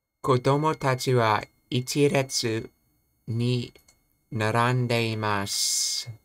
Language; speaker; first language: Japanese; non-native, learner; English